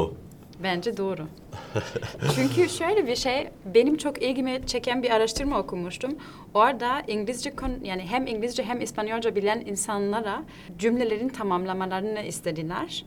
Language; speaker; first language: Turkish; non-native, fluent; German